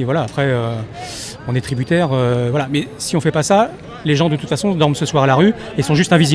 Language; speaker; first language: French; native; French